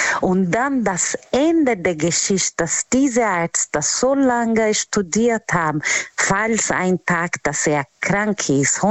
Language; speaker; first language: German; non-native, learner; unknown